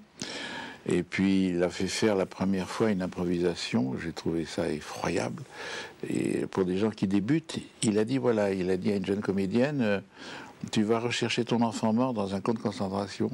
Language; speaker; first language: French; native; French